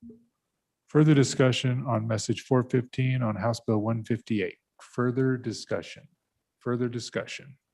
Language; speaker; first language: English; native; English